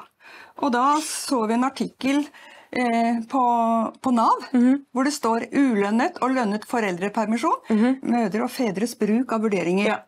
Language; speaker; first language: Norwegian; native; Norwegian